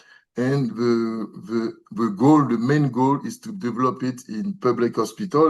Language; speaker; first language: English; non-native, learner; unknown